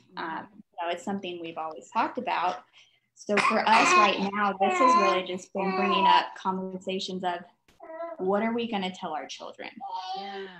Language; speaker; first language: English; native; English